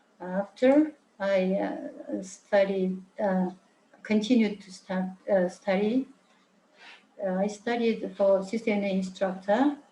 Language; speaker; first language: English; non-native, learner; Mongolian